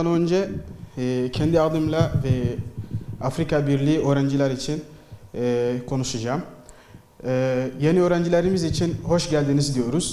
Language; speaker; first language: Turkish; non-native, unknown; Arabic